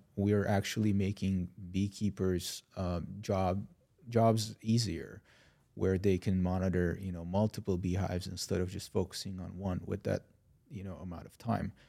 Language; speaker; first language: English; non-native, fluent; Arabic